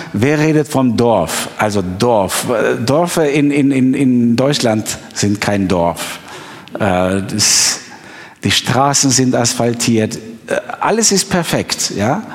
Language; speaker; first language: German; non-native, fluent; Albanian